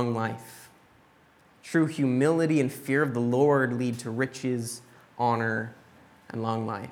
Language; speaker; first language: English; native; English